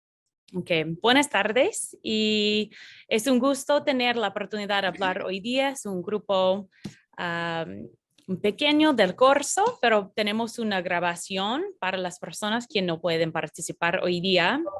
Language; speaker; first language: Spanish; non-native, fluent; English